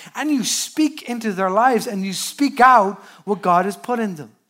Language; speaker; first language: English; native; English